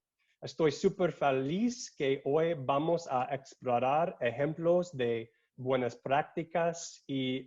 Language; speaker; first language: Spanish; non-native, learner; English